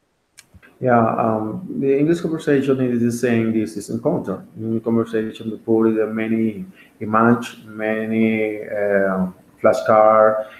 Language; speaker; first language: English; non-native, learner; Spanish